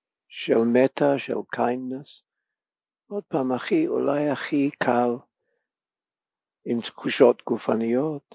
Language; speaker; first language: Hebrew; non-native, fluent; English